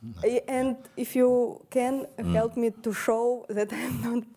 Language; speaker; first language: English; non-native, learner; Russian